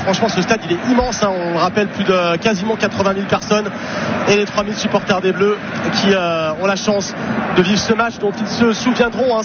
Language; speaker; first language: French; native; French